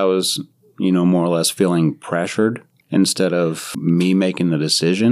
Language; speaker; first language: English; native; English